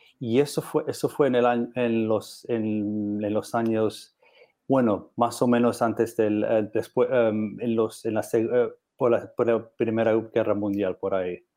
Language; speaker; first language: Spanish; non-native, learner; English